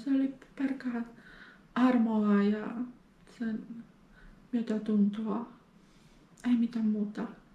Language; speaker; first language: Finnish; non-native, fluent; Polish